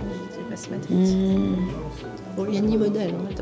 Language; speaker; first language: Russian; non-native, learner; French